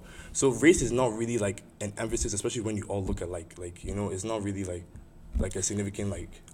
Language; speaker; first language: English; non-native, local second language; Igbo